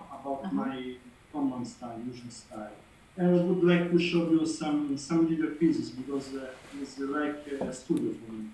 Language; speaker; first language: English; non-native, learner; Italian